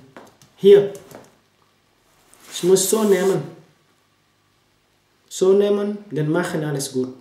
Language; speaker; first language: German; non-native, learner; French